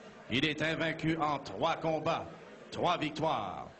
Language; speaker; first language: French; native; French